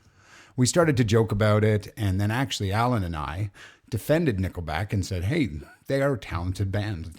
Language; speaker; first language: English; native; English